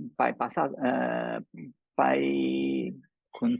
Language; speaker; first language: Thai; non-native, learner; English